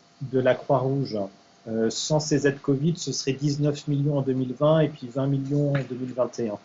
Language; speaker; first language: French; native; French